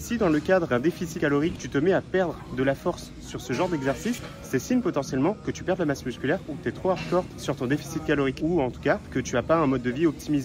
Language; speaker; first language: French; native; French